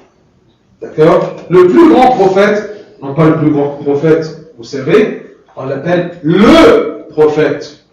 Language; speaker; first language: French; non-native, fluent; Arabic